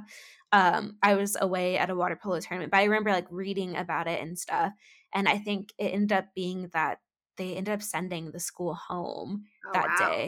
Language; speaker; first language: English; native; English